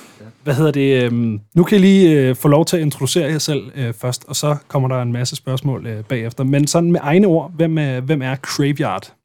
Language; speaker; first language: Danish; native; Danish